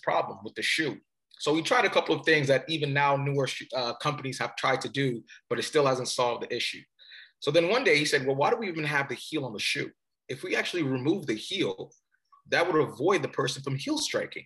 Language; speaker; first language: English; early bilingual, other home language; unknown